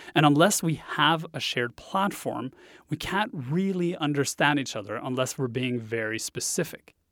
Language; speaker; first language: English; non-native, fluent; Norwegian